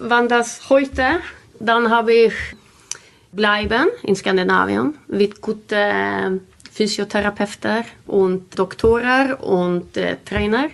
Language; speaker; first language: German; non-native, learner; Swedish